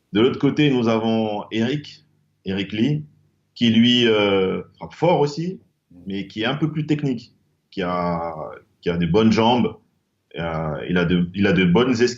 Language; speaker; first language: French; native; French